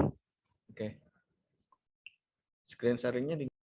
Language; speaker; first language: English; non-native, fluent; Indonesian